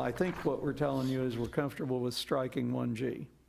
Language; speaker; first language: English; native; English